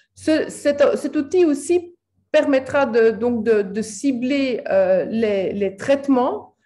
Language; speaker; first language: French; native; French